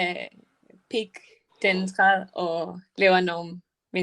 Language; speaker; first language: Danish; non-native, learner; Spanish